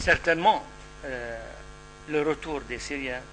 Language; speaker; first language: French; non-native, fluent; Arabic